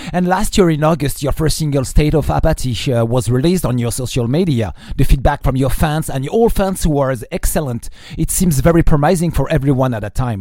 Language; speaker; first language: English; non-native, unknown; French